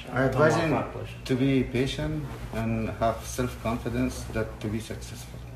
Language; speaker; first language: English; non-native, fluent; Persian